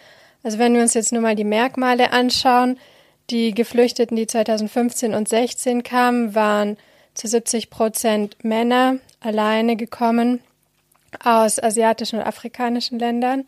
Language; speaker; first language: German; native; German